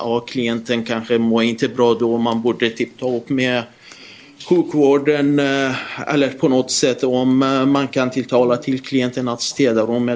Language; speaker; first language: Swedish; non-native, fluent; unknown